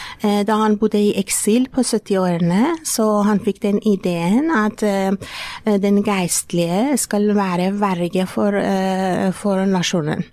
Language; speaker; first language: Norwegian; non-native, fluent; Persian